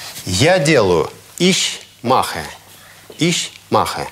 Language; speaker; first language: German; non-native, fluent; Russian